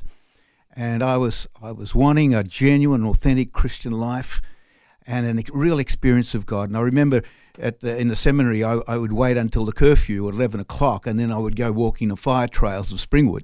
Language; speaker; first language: English; non-native, local second language; French